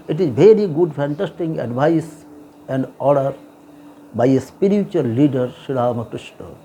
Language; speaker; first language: English; non-native, local second language; Bangla